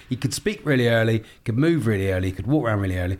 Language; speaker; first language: English; native; English